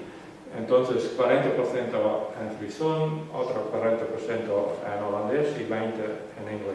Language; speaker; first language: Spanish; non-native, fluent; Western Frisian